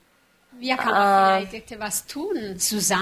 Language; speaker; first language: German; non-native, learner; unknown